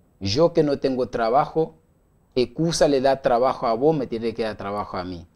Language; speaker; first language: Spanish; non-native, learner; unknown